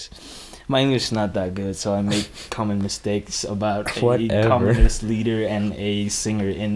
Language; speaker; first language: English; non-native, fluent; Vietnamese